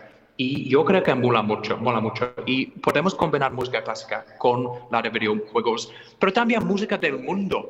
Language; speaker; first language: Spanish; non-native, fluent; English